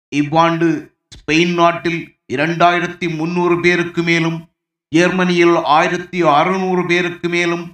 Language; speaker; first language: Tamil; native; Tamil